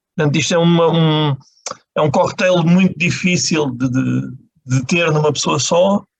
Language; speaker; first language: Portuguese; native; Portuguese